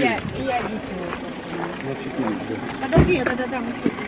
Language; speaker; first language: Russian; native; Russian